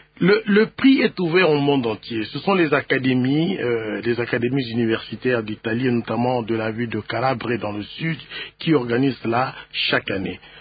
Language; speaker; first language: French; non-native, local second language; Lingala